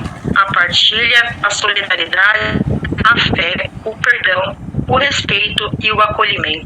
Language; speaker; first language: Portuguese; native; Portuguese